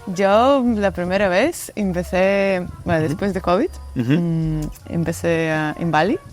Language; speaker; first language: Spanish; non-native, fluent; Russian